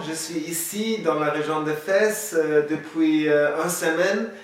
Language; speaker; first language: French; non-native, learner; German